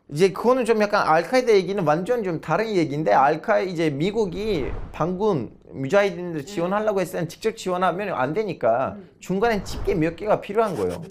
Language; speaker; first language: Korean; non-native, fluent; Turkish